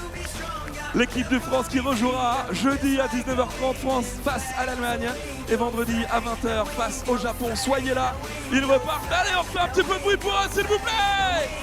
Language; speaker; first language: French; native; French